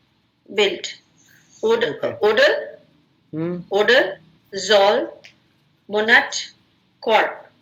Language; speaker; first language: German; non-native, learner; Hindi